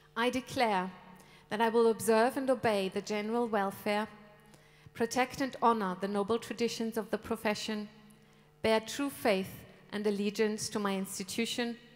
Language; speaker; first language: English; non-native, fluent; German